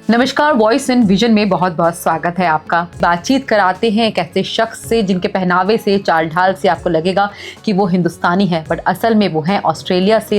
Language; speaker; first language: Hindi; native; Hindi